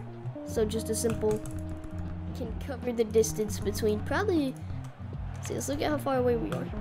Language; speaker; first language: English; native; English